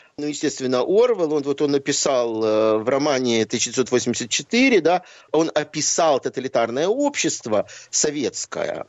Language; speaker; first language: Russian; native; Russian